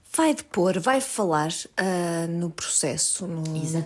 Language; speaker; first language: Portuguese; native; Portuguese